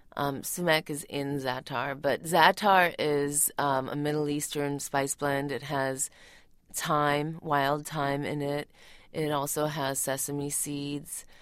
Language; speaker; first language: English; early bilingual, other home language; Tamil